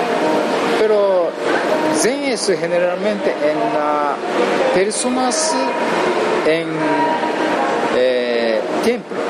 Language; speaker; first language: Spanish; non-native, learner; Japanese